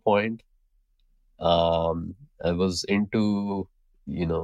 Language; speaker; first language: English; non-native, local second language; Hindi